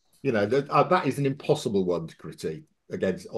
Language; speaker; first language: English; native; English